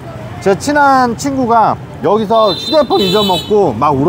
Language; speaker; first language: Korean; native; Korean